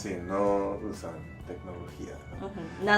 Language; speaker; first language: Spanish; non-native, learner; English